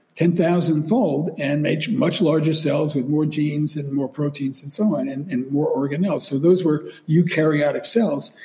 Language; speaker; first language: English; native; English